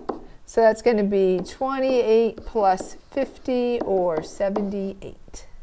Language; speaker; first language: English; native; English